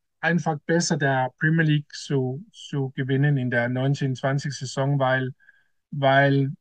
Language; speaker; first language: German; non-native, learner; Danish